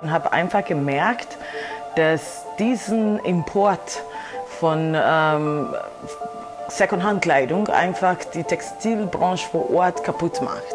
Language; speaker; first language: German; non-native, fluent; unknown